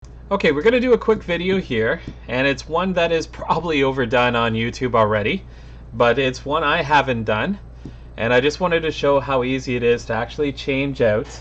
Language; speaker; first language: English; native; English